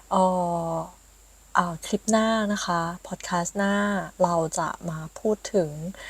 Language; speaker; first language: Thai; native; Thai